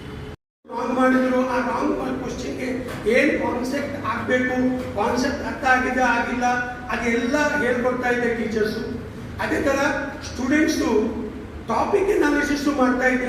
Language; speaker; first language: Kannada; non-native, learner; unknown